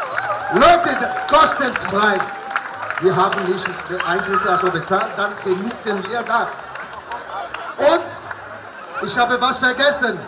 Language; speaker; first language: German; non-native, learner; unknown